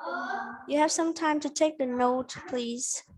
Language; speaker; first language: English; non-native, fluent; Vietnamese